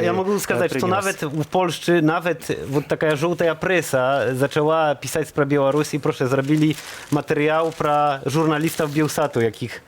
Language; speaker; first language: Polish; non-native, learner; Belarusian